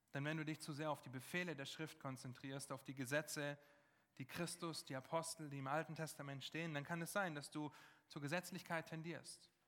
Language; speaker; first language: German; non-native, fluent; English